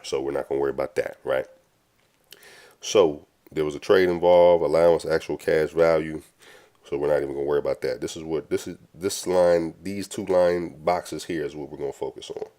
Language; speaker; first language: English; native; English